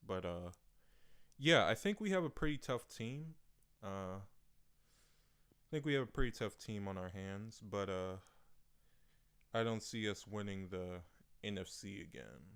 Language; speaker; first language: English; native; English